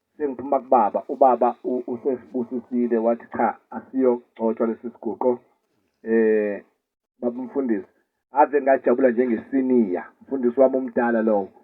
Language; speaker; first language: Zulu; native; Zulu